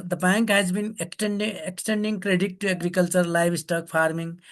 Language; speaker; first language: English; non-native, local second language; Nepali